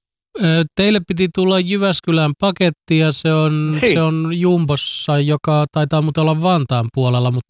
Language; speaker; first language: Finnish; native; Finnish